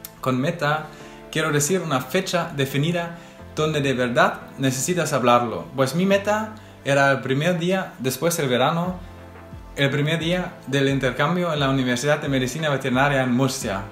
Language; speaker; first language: Spanish; non-native, fluent; German